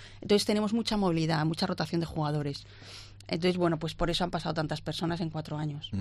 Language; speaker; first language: Spanish; native; Spanish